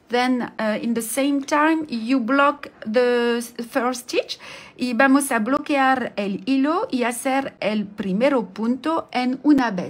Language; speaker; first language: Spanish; non-native, learner; French